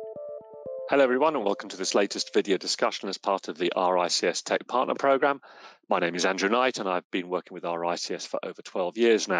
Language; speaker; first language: English; native; English